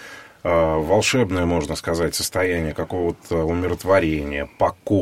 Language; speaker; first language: Russian; native; Russian